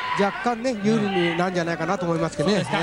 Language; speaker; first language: Japanese; native; Japanese